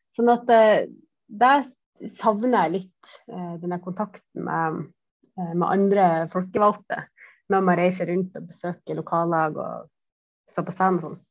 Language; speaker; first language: Norwegian; native; Norwegian